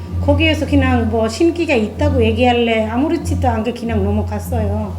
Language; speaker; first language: Korean; non-native, fluent; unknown